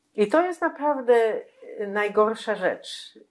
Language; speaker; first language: Polish; non-native, local second language; Yiddish